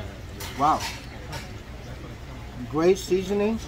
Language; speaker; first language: English; non-native, fluent; Vietnamese